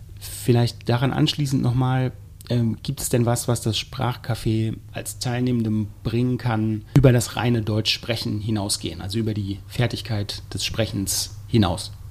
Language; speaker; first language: German; native; German